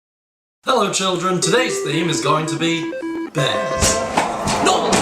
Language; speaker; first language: English; native; English